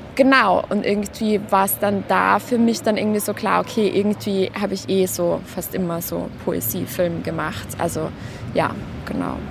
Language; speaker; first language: German; native; German